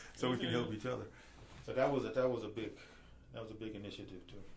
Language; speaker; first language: English; native; English